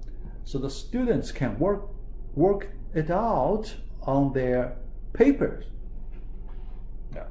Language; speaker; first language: English; non-native, fluent; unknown